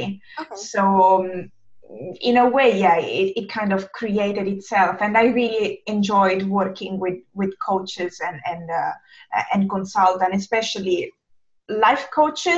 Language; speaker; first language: English; non-native, fluent; Italian